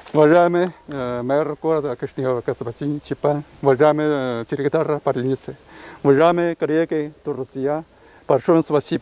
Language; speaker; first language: Russian; non-native, fluent; Chinese